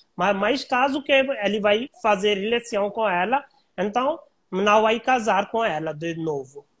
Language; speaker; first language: Portuguese; non-native, learner; Hindi